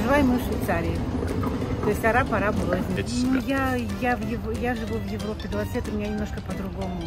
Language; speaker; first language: Russian; native; Russian